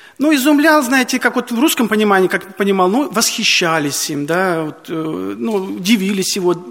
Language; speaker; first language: Russian; native; Russian